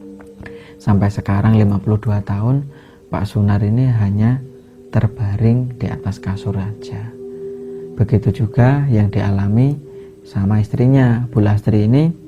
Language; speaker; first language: Indonesian; native; Indonesian